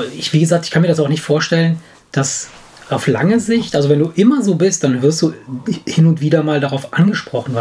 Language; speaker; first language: German; non-native, fluent; Italian